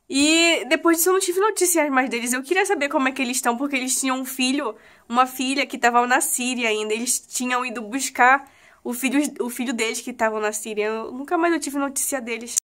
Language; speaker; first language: Portuguese; native; Portuguese